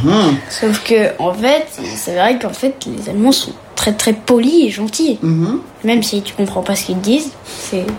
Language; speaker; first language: French; early bilingual, heritage; French